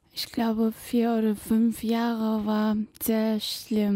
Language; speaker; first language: German; non-native, fluent; Tibetan